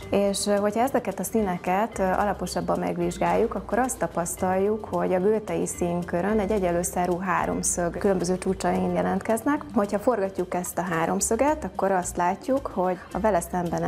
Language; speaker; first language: Hungarian; native; Hungarian